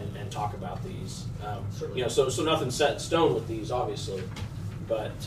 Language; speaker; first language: English; native; English